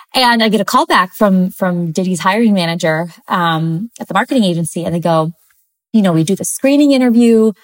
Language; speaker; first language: English; early bilingual, other home language; Spanish